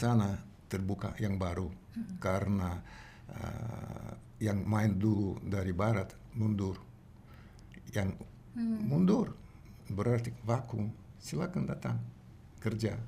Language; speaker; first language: Indonesian; non-native, learner; Russian